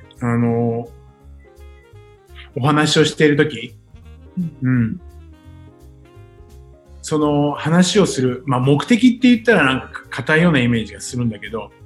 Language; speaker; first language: Japanese; native; Japanese